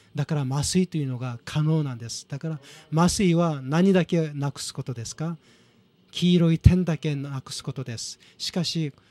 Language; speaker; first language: Japanese; non-native, fluent; Korean